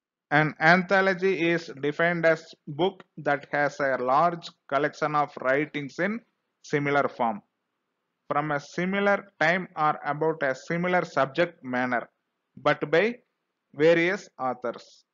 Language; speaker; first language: English; non-native, local second language; Tamil